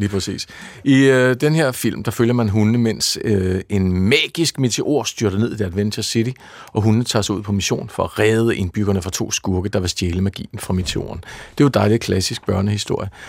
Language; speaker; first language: Danish; native; Danish